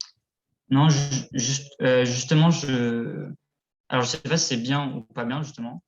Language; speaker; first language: French; native; French